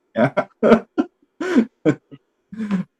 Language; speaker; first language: English; non-native, learner; Chinese